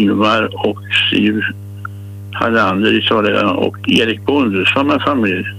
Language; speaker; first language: Swedish; native; Swedish